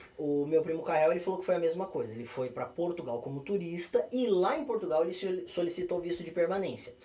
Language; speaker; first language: Portuguese; native; Portuguese